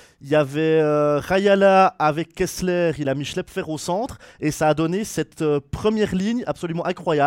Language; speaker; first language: French; native; French